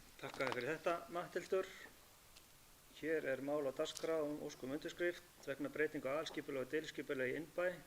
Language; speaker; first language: Icelandic; native; Icelandic